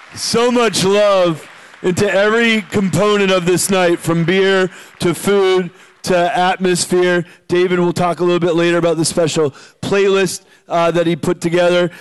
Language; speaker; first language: English; native; English